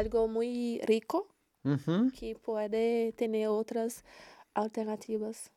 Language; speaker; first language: Spanish; non-native, learner; Portuguese